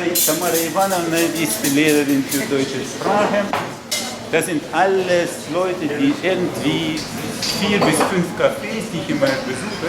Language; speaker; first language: German; non-native, fluent; Russian